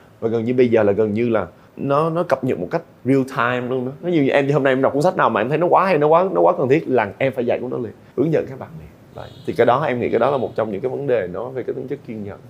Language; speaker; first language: Vietnamese; native; Vietnamese